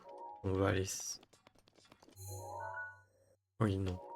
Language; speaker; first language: French; native; French